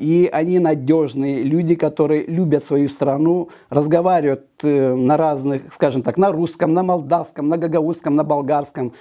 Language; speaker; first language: Russian; non-native, local second language; Romanian